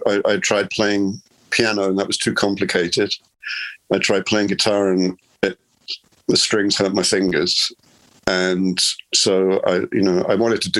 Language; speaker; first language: English; native; English